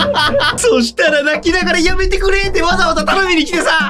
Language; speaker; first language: Japanese; native; Japanese